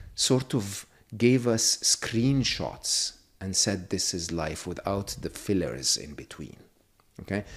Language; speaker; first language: English; non-native, fluent; Arabic